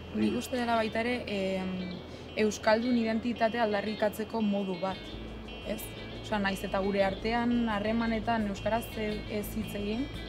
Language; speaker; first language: Basque; non-native, local second language; Spanish